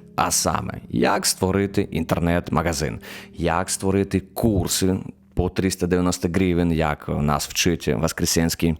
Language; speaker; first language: Ukrainian; non-native, local second language; Russian